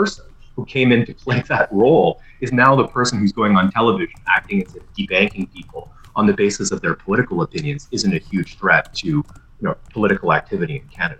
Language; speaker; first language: English; native; English